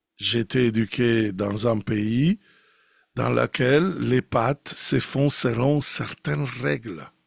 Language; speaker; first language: French; non-native, fluent; Italian